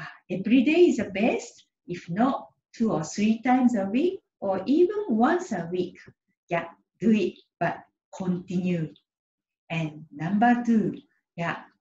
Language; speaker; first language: English; non-native, fluent; Japanese